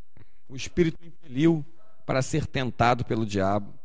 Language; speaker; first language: Portuguese; native; Portuguese